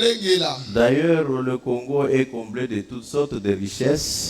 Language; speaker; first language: French; non-native, local second language; Luba-Lulua